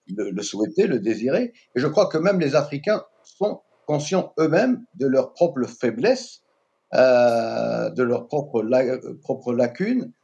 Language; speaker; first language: French; non-native, local second language; Arabic